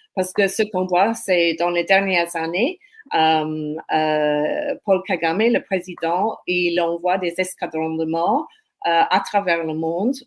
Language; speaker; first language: French; non-native, fluent; English